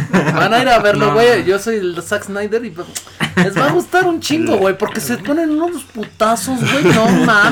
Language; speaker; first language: Spanish; native; Spanish